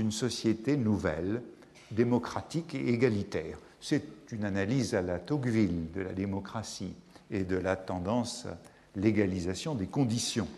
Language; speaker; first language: French; native; French